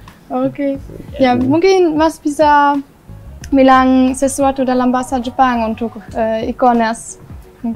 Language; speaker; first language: Indonesian; non-native, learner; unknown